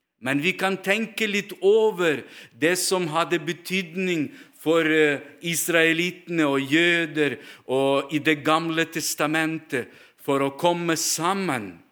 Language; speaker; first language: Norwegian; non-native, fluent; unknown